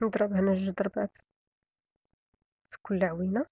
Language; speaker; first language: Arabic; native; Arabic